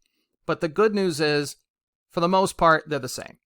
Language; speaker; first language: English; native; English